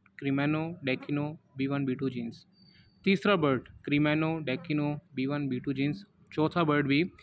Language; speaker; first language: Urdu; non-native, local second language; Punjabi